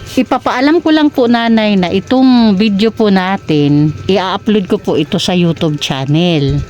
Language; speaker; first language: Filipino; non-native, local second language; Waray